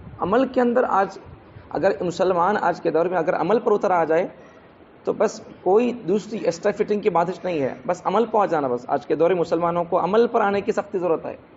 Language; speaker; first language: Urdu; native; Urdu